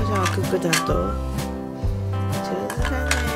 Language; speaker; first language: Japanese; native; Japanese